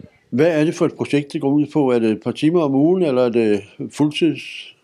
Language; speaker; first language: Danish; native; Danish